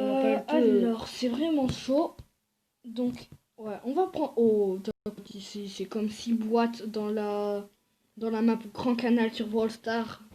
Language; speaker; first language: French; native; French